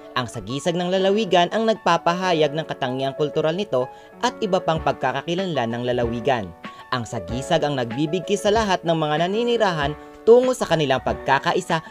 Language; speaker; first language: Filipino; non-native, local second language; Bikol